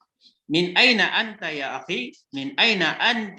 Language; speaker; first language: Arabic; non-native, fluent; Indonesian